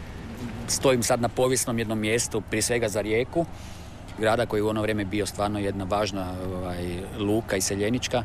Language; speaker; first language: Serbian; native; Serbian